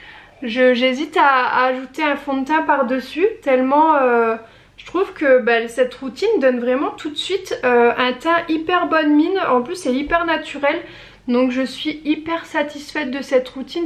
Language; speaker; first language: French; native; French